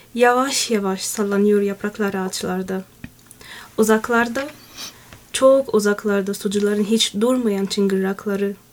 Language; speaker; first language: Turkish; non-native, fluent; Arabic